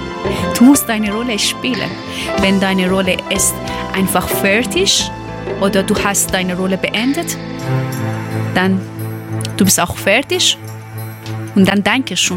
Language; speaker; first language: German; non-native, learner; Persian